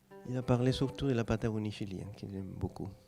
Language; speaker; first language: French; non-native, fluent; Spanish